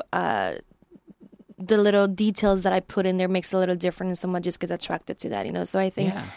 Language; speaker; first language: English; early bilingual, other home language; Polish